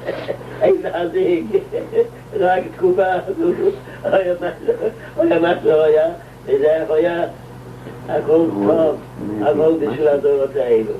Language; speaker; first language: Hebrew; non-native, local second language; Yiddish